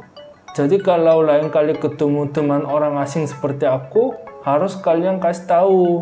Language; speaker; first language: Indonesian; non-native, fluent; Korean